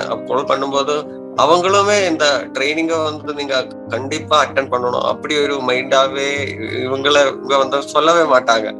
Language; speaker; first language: Tamil; non-native, learner; Malayalam